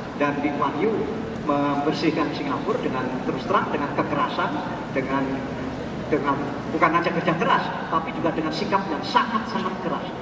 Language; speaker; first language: Indonesian; non-native, local second language; Javanese